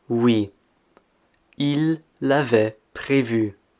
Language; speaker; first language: French; non-native, fluent; English